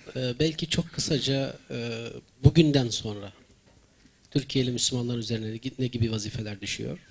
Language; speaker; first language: Turkish; native; Turkish